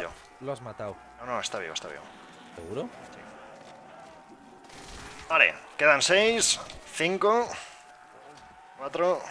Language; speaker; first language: Spanish; native; Spanish